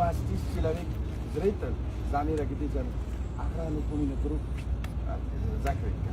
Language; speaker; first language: Russian; non-native, learner; Uzbek